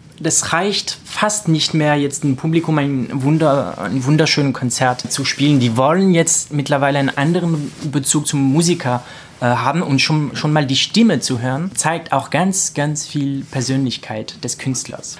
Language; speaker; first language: German; non-native, fluent; French